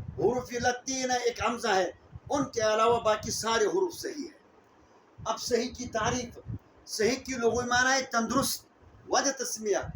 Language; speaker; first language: Urdu; non-native, local second language; Pashto